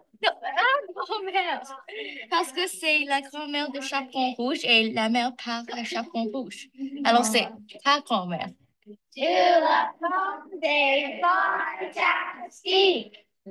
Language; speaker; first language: French; non-native, learner; English